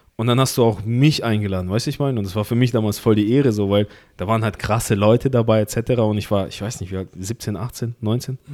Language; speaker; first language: German; early bilingual, other home language; Russian